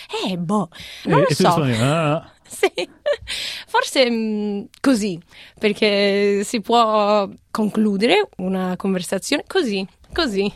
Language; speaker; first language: Italian; non-native, fluent; English